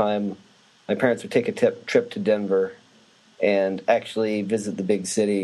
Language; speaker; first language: English; native; English